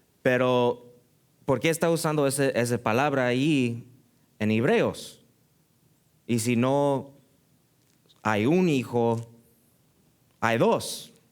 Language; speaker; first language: Spanish; early bilingual, heritage; Spanish